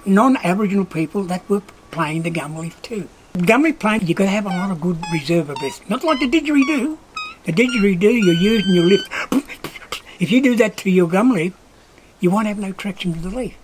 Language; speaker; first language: English; native; English